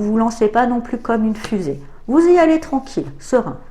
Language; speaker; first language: French; native; French